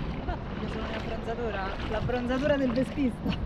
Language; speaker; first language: Italian; native; Italian